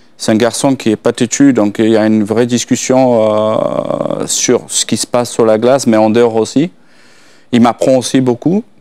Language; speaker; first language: French; non-native, fluent; Slovak